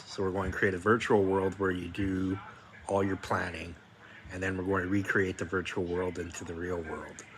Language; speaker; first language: English; native; English